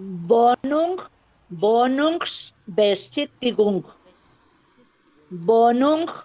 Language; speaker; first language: German; non-native, learner; Spanish